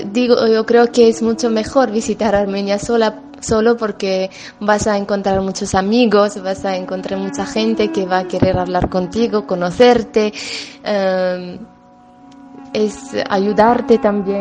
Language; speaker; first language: Spanish; non-native, fluent; Armenian